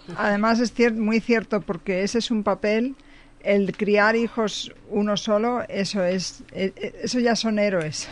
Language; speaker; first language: Spanish; native; Spanish